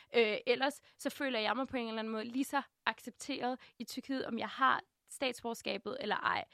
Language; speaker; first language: Danish; early bilingual, other home language; Turkish